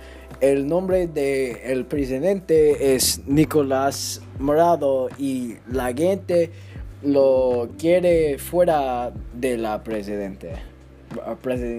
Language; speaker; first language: Spanish; non-native, learner; English